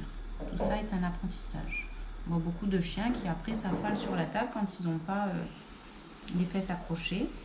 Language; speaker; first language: French; native; French